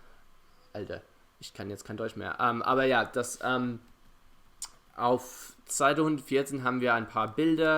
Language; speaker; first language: German; non-native, fluent; English